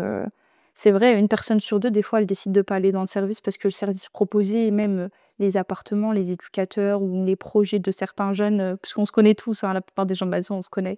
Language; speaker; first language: French; native; French